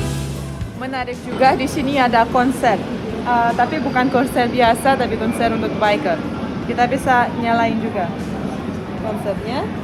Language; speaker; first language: Indonesian; non-native, fluent; Russian